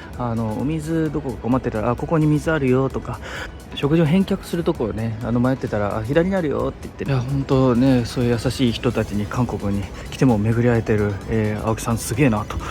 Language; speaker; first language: Japanese; native; Japanese